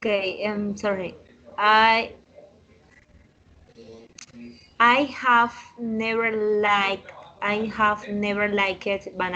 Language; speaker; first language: English; non-native, learner; Spanish